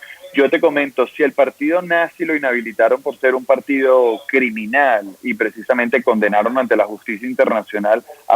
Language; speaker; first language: Spanish; native; Spanish